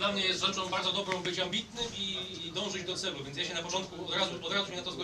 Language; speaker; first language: Polish; native; Polish